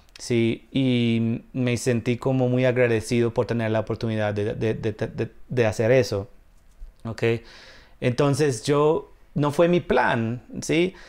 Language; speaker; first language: Spanish; non-native, fluent; English